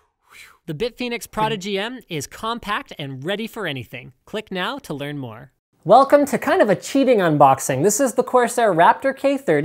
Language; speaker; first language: English; native; English